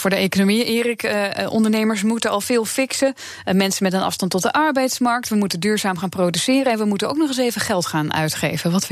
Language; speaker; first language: Dutch; native; Dutch